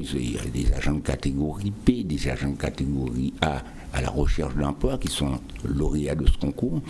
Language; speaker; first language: French; native; French